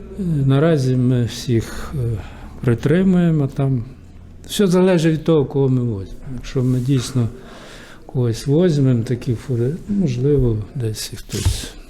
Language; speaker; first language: Ukrainian; native; Ukrainian